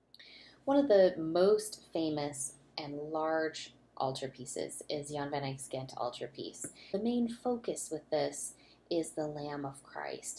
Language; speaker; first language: English; native; English